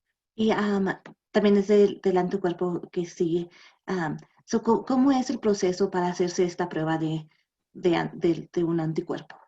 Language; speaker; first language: Spanish; early bilingual, other home language; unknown